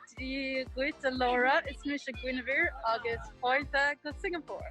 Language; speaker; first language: Irish; non-native, local second language; English